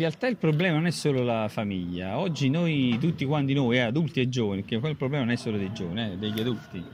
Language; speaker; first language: Italian; native; Italian